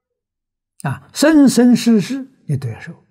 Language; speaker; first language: Chinese; native; Chinese